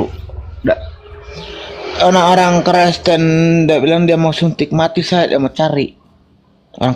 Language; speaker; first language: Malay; non-native, local second language; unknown